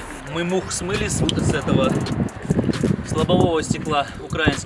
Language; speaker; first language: Russian; native; Russian